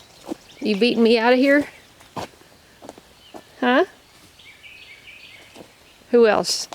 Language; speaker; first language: English; native; English